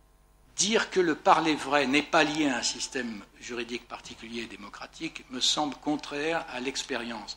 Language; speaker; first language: French; native; French